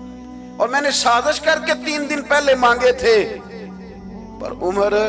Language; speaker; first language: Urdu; non-native, local second language; Punjabi